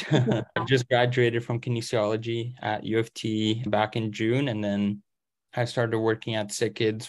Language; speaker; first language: English; early bilingual, other home language; Portuguese